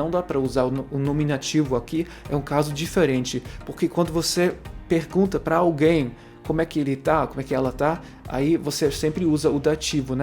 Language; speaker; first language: Portuguese; non-native, fluent; German